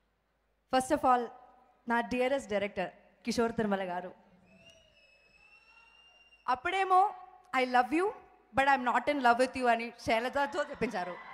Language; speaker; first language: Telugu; non-native, local second language; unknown